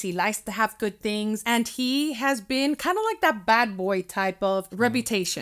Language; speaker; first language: English; early bilingual, other home language; Spanish